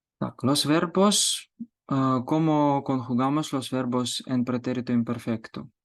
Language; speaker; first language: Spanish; non-native, fluent; Ukrainian